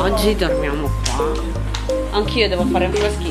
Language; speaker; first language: Italian; early bilingual, other home language; Filipino